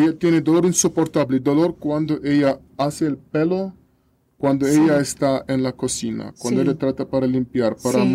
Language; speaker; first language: Spanish; non-native, learner; Russian